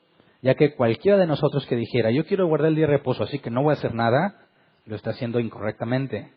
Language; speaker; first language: Spanish; native; Spanish